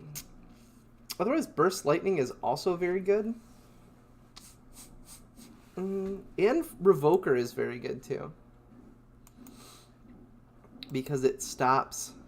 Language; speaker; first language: English; native; English